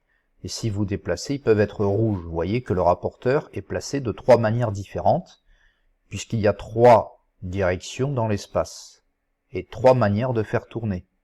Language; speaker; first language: French; native; French